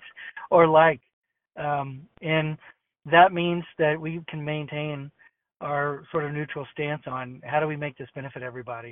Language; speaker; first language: English; native; English